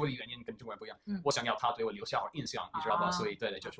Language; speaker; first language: Chinese; early bilingual, heritage; English